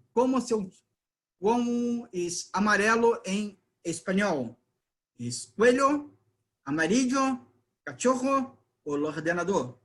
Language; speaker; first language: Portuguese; non-native, learner; Spanish